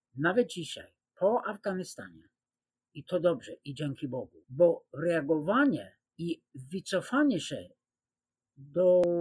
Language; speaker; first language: Polish; non-native, fluent; English